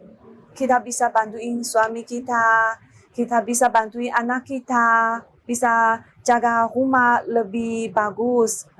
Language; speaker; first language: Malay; non-native, learner; Chinese